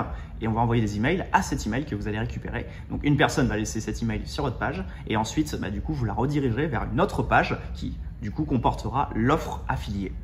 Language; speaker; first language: French; native; French